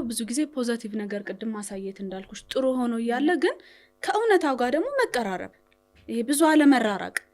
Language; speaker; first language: Amharic; native; Amharic